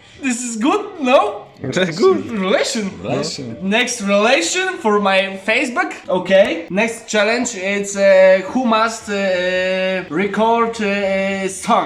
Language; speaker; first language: English; non-native, learner; Polish